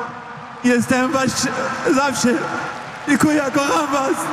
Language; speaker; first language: Polish; non-native, learner; Portuguese